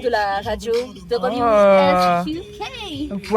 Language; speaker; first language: French; native; French